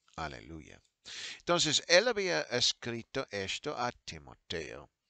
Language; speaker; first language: Spanish; non-native, fluent; English